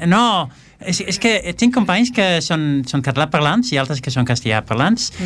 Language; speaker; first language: Catalan; non-native, fluent; Dutch